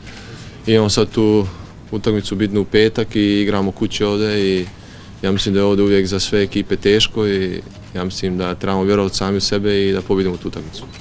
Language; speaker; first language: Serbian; early bilingual, heritage; Serbian